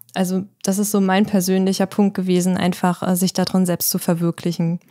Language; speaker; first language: German; native; German